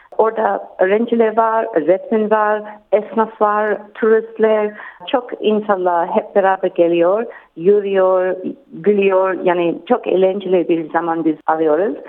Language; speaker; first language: Turkish; non-native, learner; English